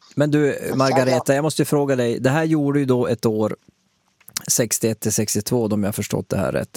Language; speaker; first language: Swedish; native; Swedish